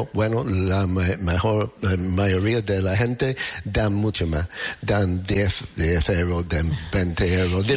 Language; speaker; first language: Spanish; non-native, learner; English